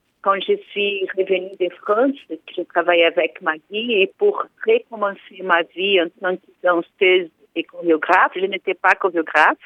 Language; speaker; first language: French; non-native, fluent; Portuguese